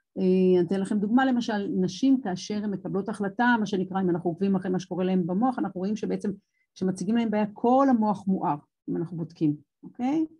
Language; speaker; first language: Hebrew; native; Hebrew